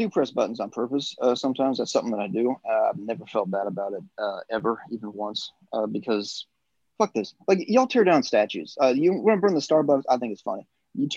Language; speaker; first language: English; native; English